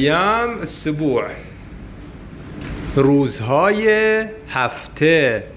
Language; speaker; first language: Persian; non-native, fluent; Arabic